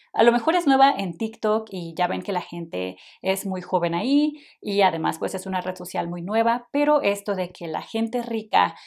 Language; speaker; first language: Spanish; native; Spanish